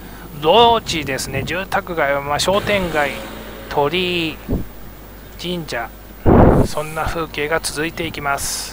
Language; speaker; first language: Japanese; native; Japanese